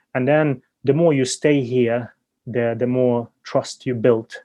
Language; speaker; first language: English; non-native, fluent; Ukrainian